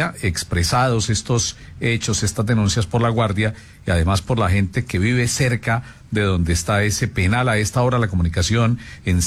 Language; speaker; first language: Spanish; native; Spanish